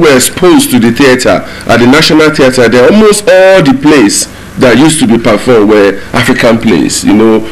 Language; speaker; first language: English; non-native, local second language; Yoruba